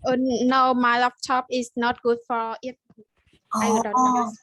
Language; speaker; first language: English; non-native, learner; Vietnamese